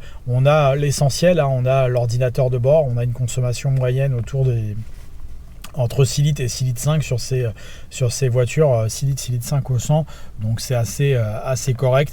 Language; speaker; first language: French; native; French